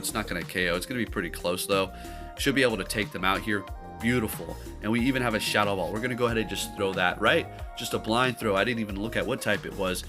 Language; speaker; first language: English; native; English